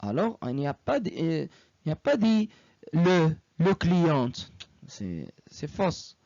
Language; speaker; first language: French; non-native, local second language; Arabic